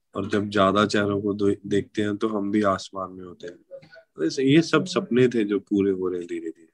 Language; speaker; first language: Hindi; non-native, local second language; Punjabi